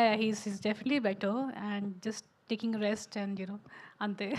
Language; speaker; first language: Telugu; non-native, local second language; Hindi